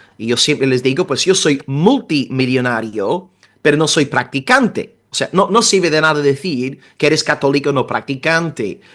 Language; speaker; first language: Spanish; non-native, fluent; English